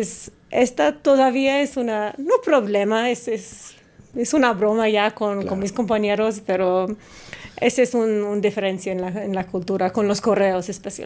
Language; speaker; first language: Spanish; non-native, fluent; English